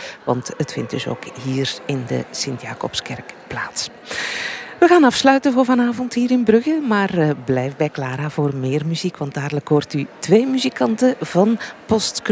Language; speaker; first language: Dutch; native; Dutch